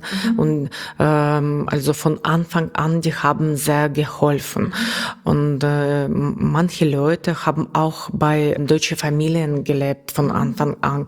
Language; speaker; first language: German; non-native, learner; Russian